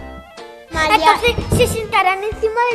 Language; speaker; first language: Spanish; native; Spanish